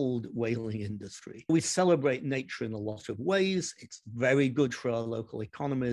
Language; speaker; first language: English; native; English